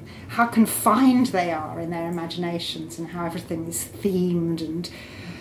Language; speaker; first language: English; native; English